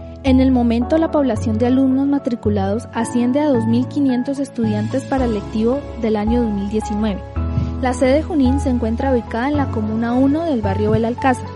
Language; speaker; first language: Spanish; native; Spanish